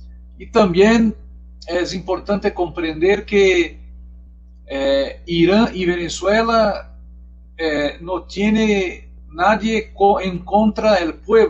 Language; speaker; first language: Spanish; non-native, learner; Portuguese